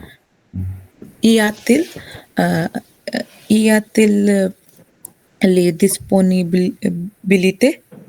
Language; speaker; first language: French; non-native, learner; Hindi